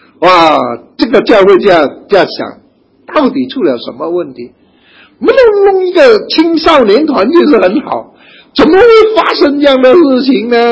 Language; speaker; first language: Chinese; native; Chinese